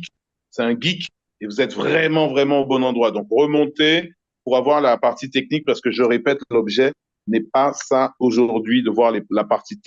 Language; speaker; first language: French; native; French